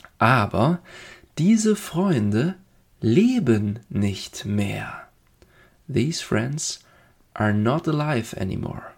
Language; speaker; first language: German; native; German